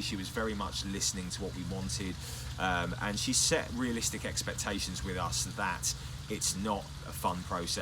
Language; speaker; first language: English; native; English